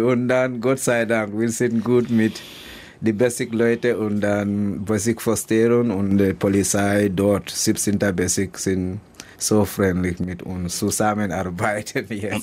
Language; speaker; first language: German; non-native, learner; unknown